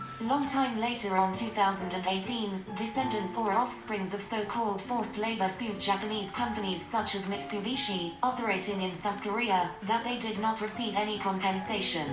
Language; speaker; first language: English; non-native, fluent; Japanese